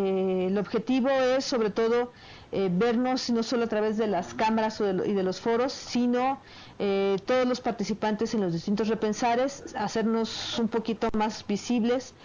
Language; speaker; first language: Spanish; native; Spanish